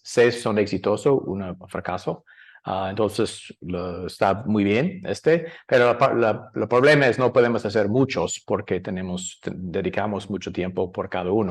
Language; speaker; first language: Spanish; non-native, learner; English